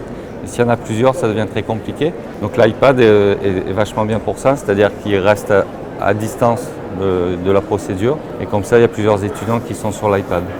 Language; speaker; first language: French; native; French